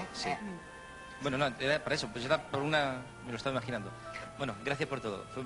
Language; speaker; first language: Spanish; native; Spanish